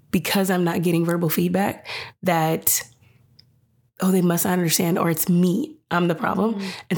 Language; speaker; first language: English; native; English